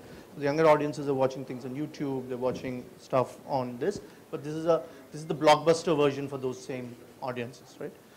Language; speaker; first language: English; non-native, local second language; Hindi